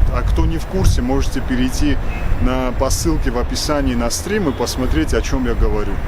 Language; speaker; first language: Russian; native; Russian